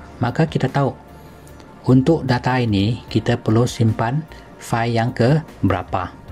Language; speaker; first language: Malay; non-native, local second language; Chinese